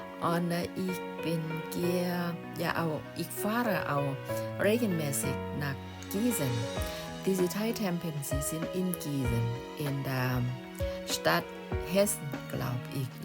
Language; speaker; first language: German; non-native, learner; Thai